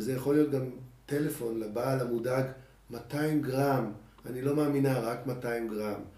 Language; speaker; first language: Hebrew; native; Hebrew